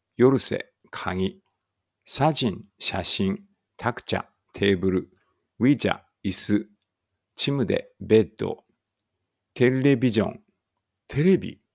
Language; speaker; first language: Japanese; native; Japanese